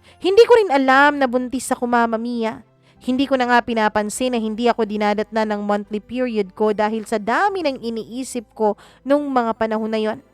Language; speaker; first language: Filipino; non-native, local second language; Cebuano